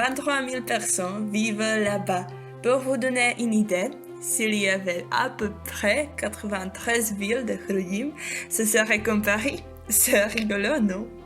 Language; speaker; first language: French; non-native, fluent; Czech